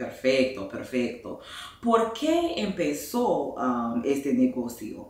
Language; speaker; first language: Spanish; non-native, fluent; English